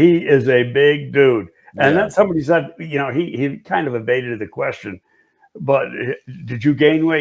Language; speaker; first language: English; native; English